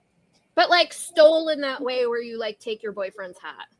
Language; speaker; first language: English; native; English